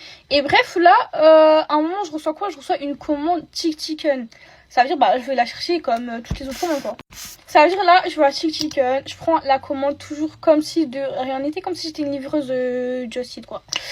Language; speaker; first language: French; native; French